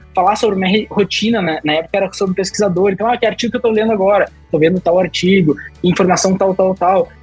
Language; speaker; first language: Portuguese; native; Portuguese